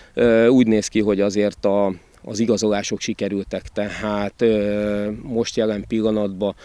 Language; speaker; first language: Hungarian; native; Hungarian